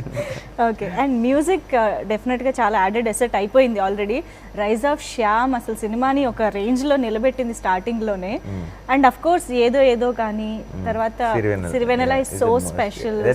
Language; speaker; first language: Telugu; native; Telugu